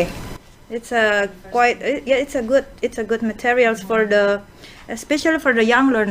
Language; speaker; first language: English; non-native, fluent; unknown